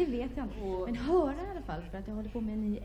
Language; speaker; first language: Swedish; native; Swedish